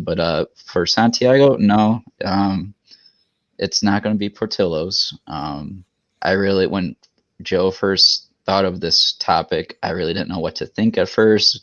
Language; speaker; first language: English; native; English